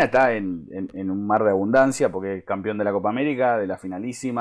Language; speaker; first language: Spanish; native; Spanish